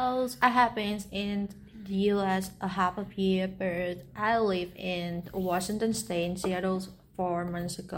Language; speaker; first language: English; non-native, learner; Vietnamese